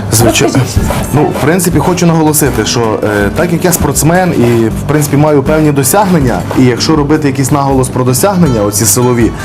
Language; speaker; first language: Ukrainian; native; Ukrainian